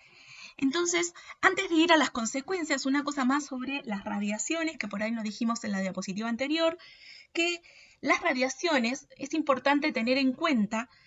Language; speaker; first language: Spanish; native; Spanish